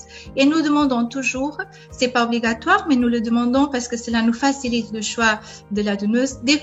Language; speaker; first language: French; non-native, fluent; Portuguese